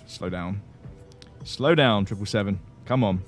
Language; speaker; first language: English; native; English